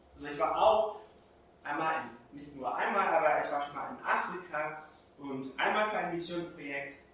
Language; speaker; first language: German; non-native, fluent; Portuguese